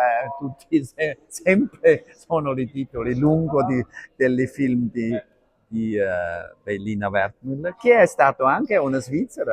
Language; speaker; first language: Italian; non-native, learner; Arabic